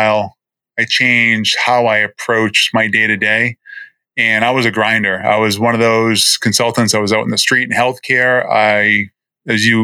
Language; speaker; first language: English; native; English